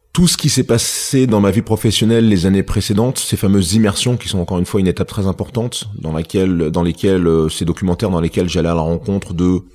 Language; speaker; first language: French; native; French